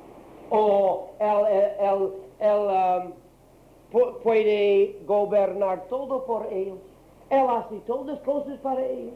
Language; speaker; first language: Spanish; non-native, learner; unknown